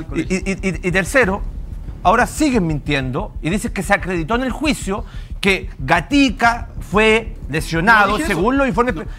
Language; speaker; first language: Spanish; native; Spanish